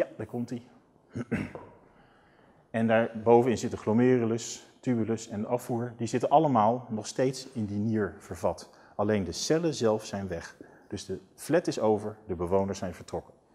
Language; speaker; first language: Dutch; native; Dutch